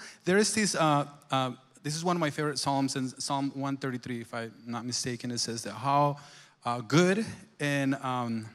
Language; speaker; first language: English; non-native, fluent; Spanish